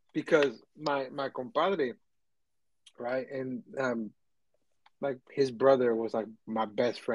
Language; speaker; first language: English; early bilingual, other home language; Spanish